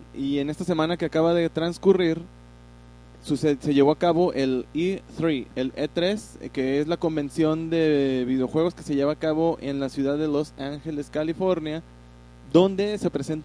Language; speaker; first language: Spanish; native; Spanish